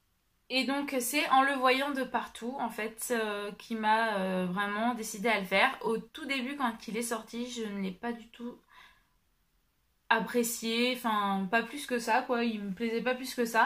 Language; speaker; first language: French; native; French